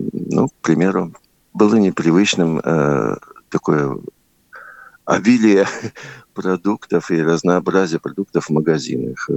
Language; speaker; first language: Russian; native; Russian